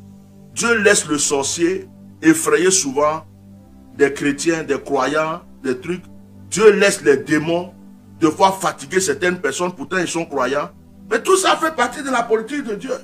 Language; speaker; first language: French; non-native, local second language; Baoulé